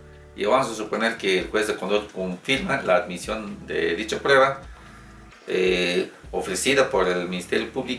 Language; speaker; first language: Spanish; native; Spanish